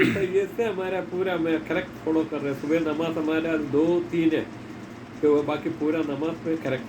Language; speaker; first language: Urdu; non-native, local second language; Malayalam